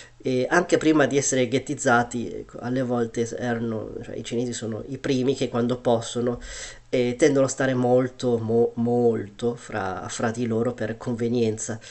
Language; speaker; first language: Italian; early bilingual, other home language; Chinese